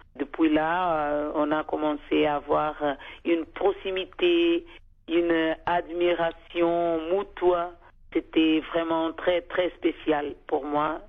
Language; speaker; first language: French; non-native, fluent; Kabuverdianu